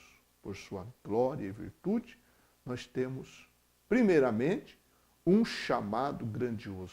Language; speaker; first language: Portuguese; native; Portuguese